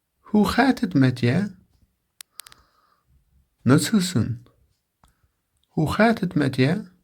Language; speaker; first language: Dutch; non-native, learner; Turkish